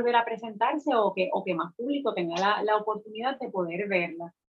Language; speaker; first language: Spanish; native; Spanish